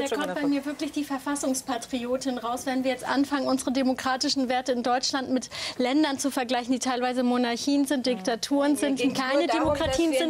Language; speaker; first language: German; early bilingual, other home language; Turkish